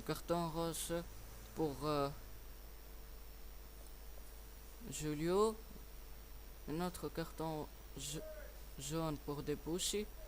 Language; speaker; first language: French; non-native, learner; English